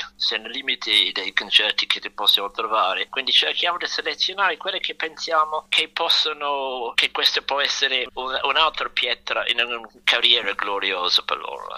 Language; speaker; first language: Italian; non-native, fluent; English